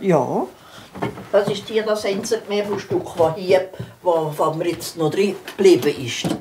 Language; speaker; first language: German; native; German